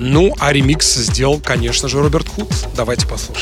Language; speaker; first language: Russian; native; Russian